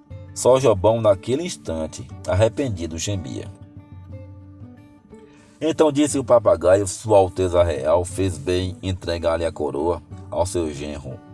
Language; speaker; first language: Portuguese; native; Portuguese